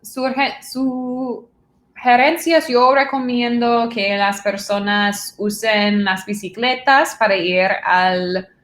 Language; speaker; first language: Spanish; non-native, fluent; English